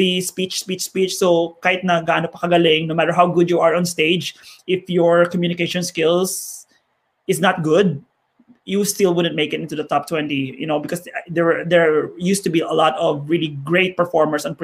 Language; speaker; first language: English; non-native, local second language; Hiligaynon